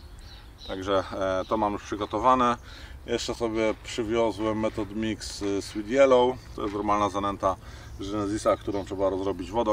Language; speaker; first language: Polish; native; Polish